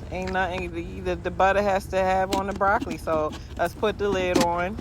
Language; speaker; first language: English; native; English